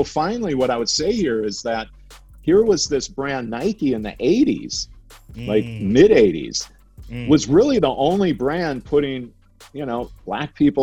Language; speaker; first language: English; native; English